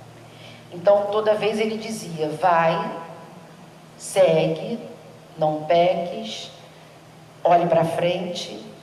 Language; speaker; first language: Portuguese; native; Portuguese